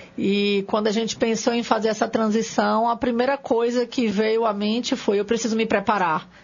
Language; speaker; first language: Portuguese; native; Portuguese